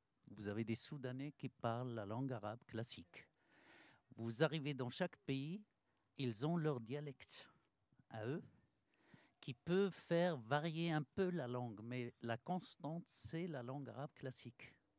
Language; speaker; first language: French; non-native, local second language; Arabic